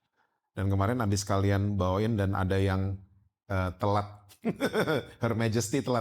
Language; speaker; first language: Indonesian; native; Indonesian